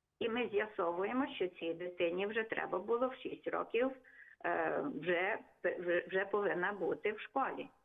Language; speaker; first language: Ukrainian; non-native, local second language; Hungarian